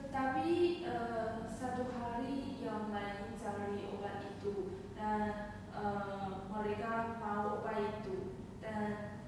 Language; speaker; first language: Indonesian; non-native, learner; Chinese